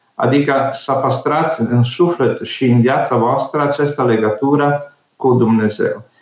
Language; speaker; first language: Romanian; non-native, fluent; Italian